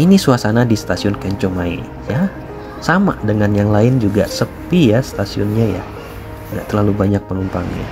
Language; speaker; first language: Indonesian; native; Indonesian